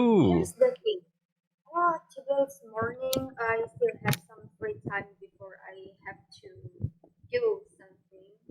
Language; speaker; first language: English; non-native, fluent; Indonesian